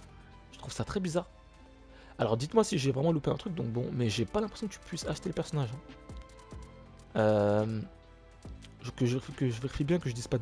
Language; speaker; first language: French; native; French